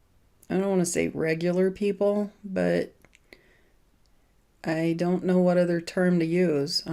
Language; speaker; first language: English; native; English